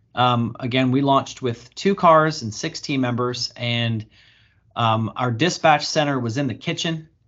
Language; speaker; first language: English; native; English